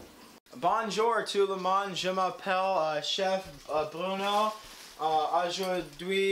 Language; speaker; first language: French; non-native, learner; English